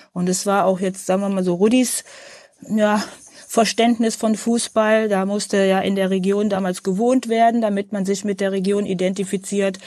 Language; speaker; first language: German; native; German